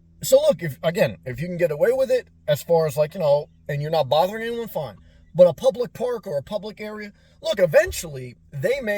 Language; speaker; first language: English; native; English